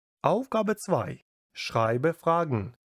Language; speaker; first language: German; non-native, fluent; Ukrainian